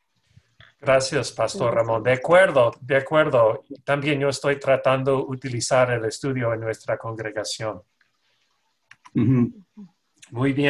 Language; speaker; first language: Spanish; non-native, fluent; English